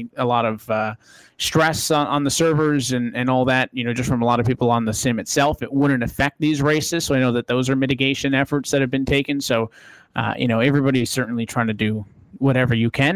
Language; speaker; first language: English; native; English